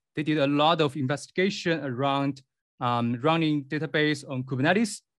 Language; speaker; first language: English; non-native, fluent; Chinese